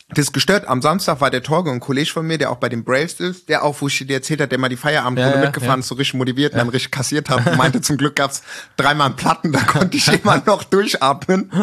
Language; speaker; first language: German; native; German